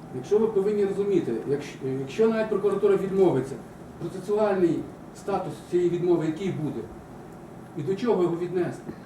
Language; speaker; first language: Ukrainian; native; Ukrainian